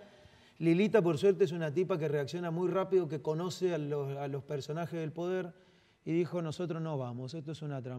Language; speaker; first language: Spanish; native; Spanish